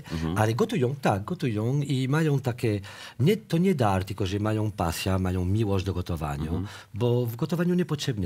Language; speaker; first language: Polish; non-native, fluent; French